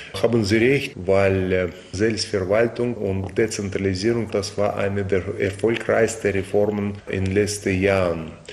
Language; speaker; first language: German; non-native, fluent; Russian